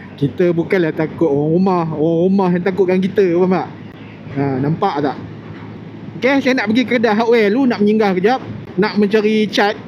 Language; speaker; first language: Malay; native; Malay